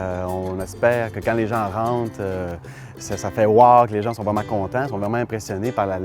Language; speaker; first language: French; native; French